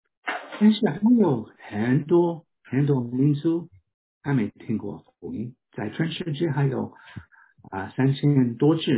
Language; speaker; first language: Chinese; non-native, fluent; English